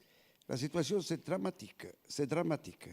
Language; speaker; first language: French; non-native, fluent; Italian